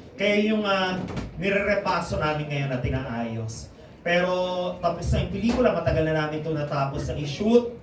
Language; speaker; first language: Filipino; native; Filipino